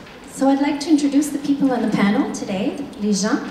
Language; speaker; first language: English; non-native, local second language; French